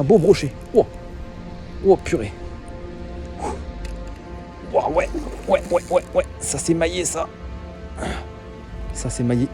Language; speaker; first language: French; native; French